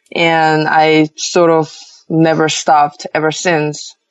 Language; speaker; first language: English; non-native, fluent; Korean